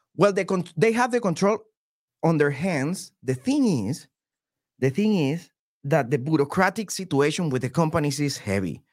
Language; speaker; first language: English; non-native, fluent; Spanish